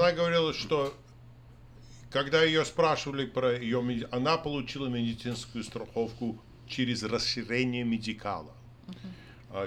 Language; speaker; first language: Russian; non-native, fluent; English